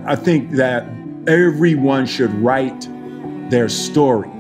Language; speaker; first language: English; native; English